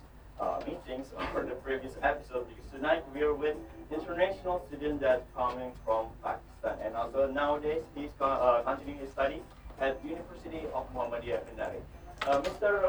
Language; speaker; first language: English; non-native, fluent; Indonesian